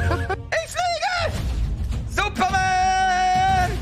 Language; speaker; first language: German; native; German